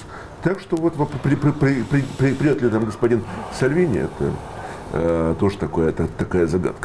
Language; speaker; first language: Russian; native; Russian